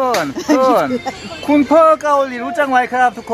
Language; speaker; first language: Thai; non-native, learner; Korean